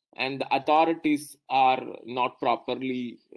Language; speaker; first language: English; non-native, local second language; Malayalam